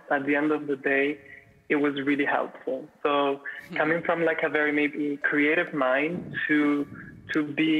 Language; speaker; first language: English; non-native, fluent; Italian